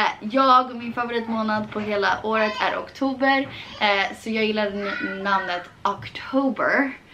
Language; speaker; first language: Swedish; early bilingual, heritage; Swedish